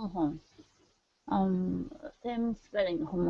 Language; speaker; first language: English; non-native, learner; Japanese